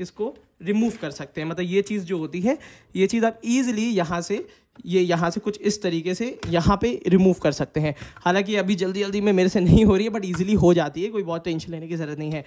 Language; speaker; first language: Hindi; native; Hindi